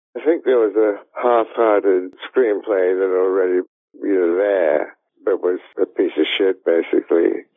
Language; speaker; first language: English; native; English